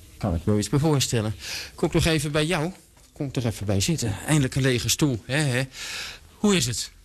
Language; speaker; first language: Dutch; native; Dutch